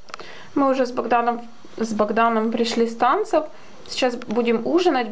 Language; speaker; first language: Russian; native; Russian